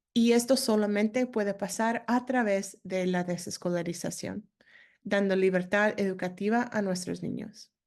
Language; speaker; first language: Spanish; non-native, fluent; English